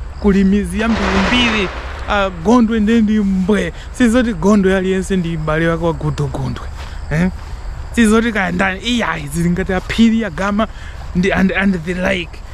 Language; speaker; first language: Nyanja; non-native, local second language; Tumbuka